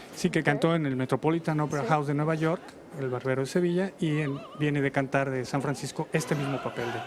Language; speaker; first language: Spanish; native; Spanish